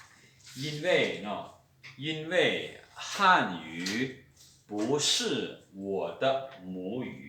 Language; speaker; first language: Chinese; non-native, fluent; Lao